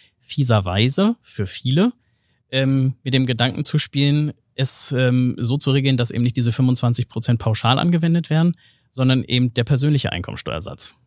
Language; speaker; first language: German; native; German